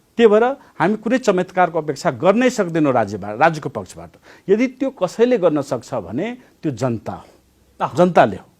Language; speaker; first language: Nepali; non-native, local second language; Maithili